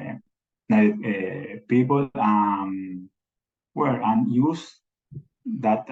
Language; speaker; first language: English; non-native, learner; Spanish